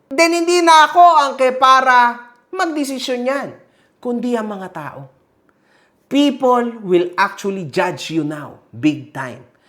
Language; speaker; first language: Filipino; early bilingual, heritage; Filipino